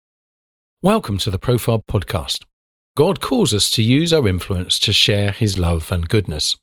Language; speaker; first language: English; native; English